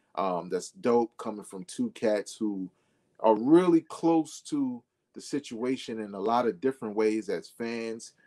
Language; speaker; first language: English; native; English